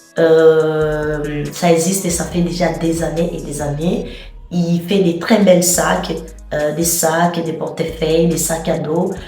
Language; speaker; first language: French; non-native, fluent; Portuguese